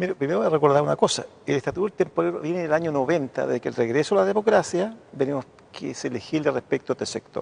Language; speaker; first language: Spanish; native; Spanish